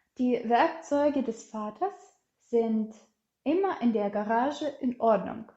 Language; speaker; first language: German; non-native, fluent; Ukrainian